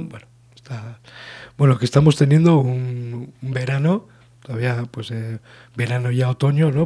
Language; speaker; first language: Spanish; native; Spanish